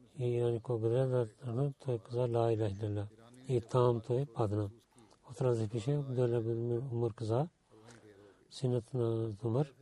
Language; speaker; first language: Bulgarian; non-native, learner; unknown